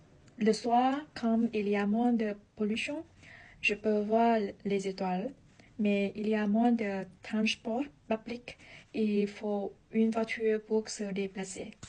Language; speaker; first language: French; non-native, learner; Vietnamese